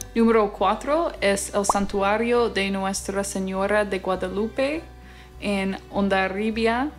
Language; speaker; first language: Spanish; non-native, fluent; English